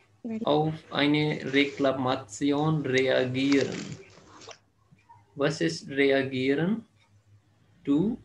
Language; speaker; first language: German; non-native, fluent; Urdu